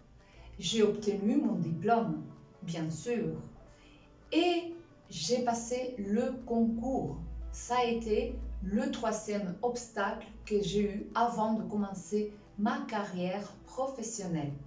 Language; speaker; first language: French; non-native, fluent; Spanish